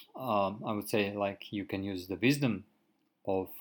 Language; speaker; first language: English; non-native, fluent; Croatian